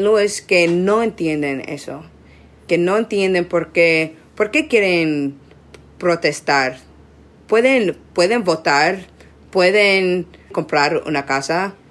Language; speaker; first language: Spanish; non-native, learner; English